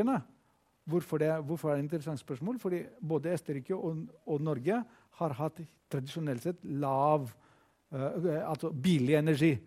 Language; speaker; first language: Norwegian; non-native, fluent; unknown